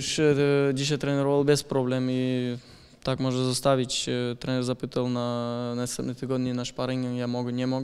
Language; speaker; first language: Polish; non-native, learner; German